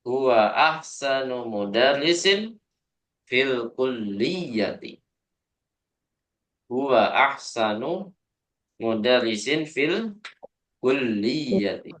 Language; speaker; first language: Arabic; non-native, fluent; Indonesian